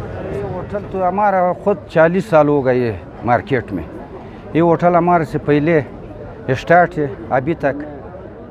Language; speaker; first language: Hindi; non-native, local second language; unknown